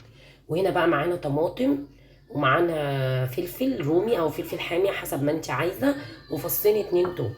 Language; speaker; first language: Arabic; native; Arabic